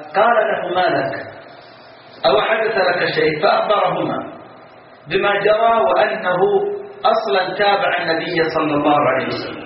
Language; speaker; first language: Arabic; native; Arabic